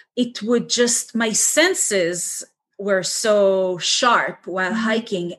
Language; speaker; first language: English; non-native, fluent; Hebrew